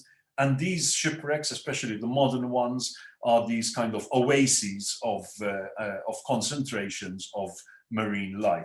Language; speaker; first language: English; non-native, local second language; Maltese